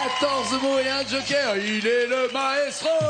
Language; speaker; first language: French; native; French